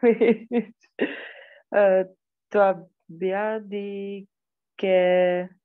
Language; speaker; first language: French; non-native, learner; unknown